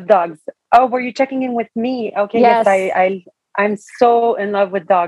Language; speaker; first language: English; non-native, fluent; French